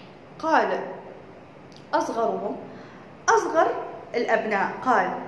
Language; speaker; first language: Arabic; native; Arabic